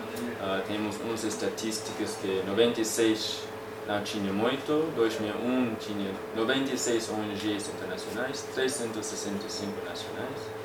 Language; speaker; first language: Portuguese; non-native, fluent; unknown